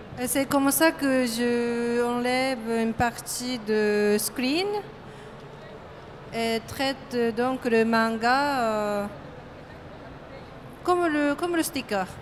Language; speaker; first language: French; non-native, learner; Japanese